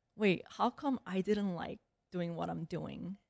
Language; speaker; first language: English; early bilingual, other home language; Korean